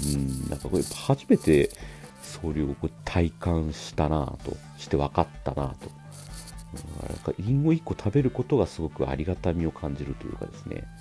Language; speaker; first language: Japanese; native; Japanese